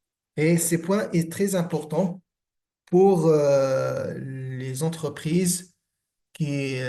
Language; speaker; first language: French; non-native, local second language; Arabic